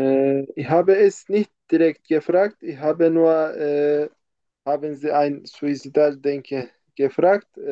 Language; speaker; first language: German; non-native, learner; Turkish